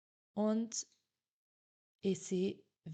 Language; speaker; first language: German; non-native, fluent; French